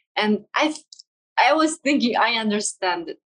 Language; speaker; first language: English; non-native, fluent; Kazakh